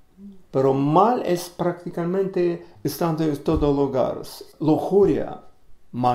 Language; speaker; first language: Spanish; non-native, learner; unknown